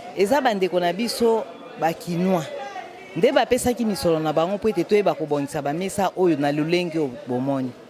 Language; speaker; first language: Lingala; native; Lingala